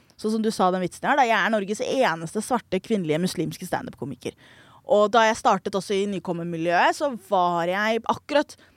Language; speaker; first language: Norwegian; early bilingual, other home language; Somali